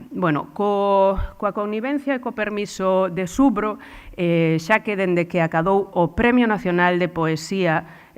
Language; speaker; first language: Galician; native; Galician